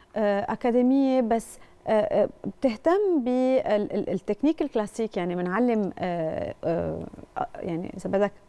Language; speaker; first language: Arabic; native; Arabic